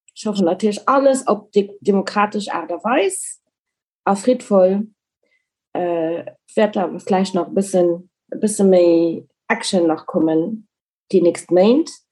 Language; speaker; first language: Luxembourgish; early bilingual, other home language; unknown